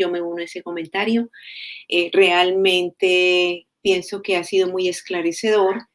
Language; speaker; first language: Spanish; native; Spanish